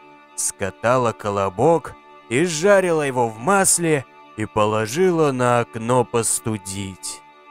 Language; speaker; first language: Russian; native; Russian